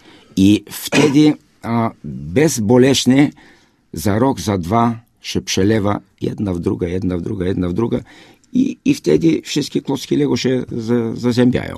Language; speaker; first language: Polish; non-native, fluent; Bulgarian